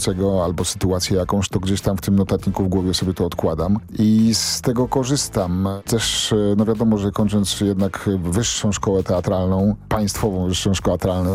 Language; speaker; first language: Polish; native; Polish